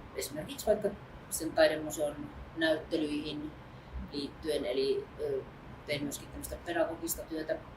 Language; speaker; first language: Finnish; native; Finnish